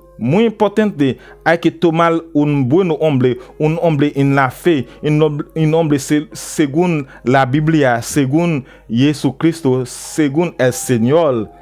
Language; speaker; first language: Spanish; non-native, learner; Haitian Creole